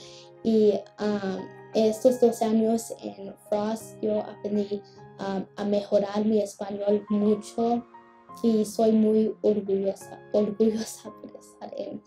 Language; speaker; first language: Spanish; early bilingual, heritage; Spanish